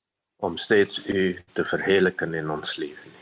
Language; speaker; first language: Dutch; non-native, fluent; Indonesian